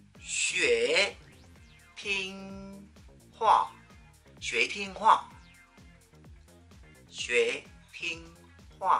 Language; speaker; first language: Chinese; non-native, fluent; Vietnamese